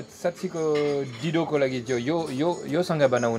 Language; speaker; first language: Nepali; non-native, learner; French